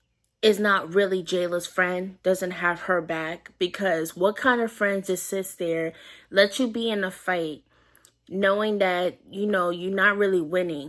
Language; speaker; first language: English; native; English